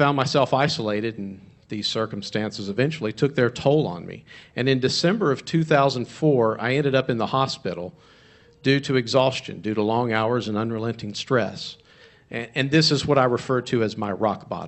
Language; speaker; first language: English; native; English